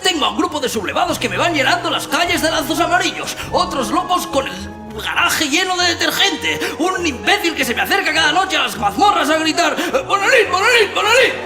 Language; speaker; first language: Spanish; non-native, local second language; Catalan